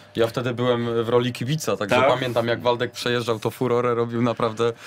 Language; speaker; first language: Polish; native; Polish